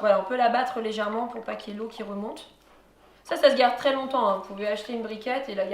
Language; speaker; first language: French; native; French